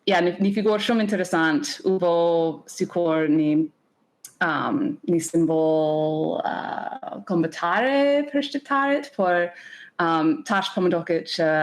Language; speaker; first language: Albanian; non-native, learner; English